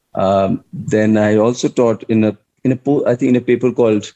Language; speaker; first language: English; non-native, local second language; Hindi